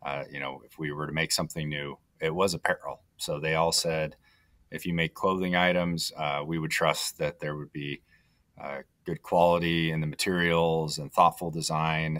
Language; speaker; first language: English; native; English